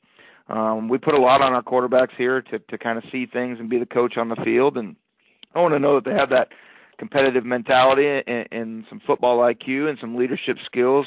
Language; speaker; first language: English; native; English